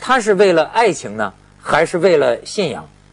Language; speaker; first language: Chinese; native; Chinese